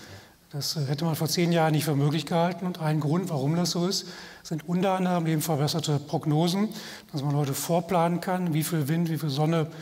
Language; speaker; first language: German; native; German